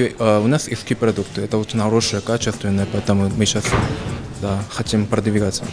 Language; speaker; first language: Russian; non-native, fluent; Korean